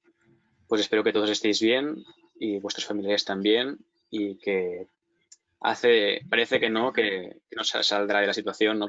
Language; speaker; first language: Spanish; native; Spanish